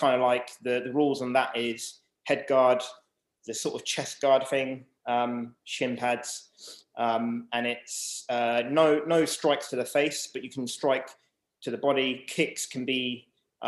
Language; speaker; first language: English; native; English